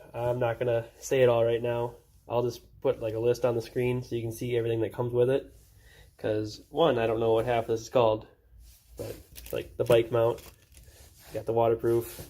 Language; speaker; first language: English; native; English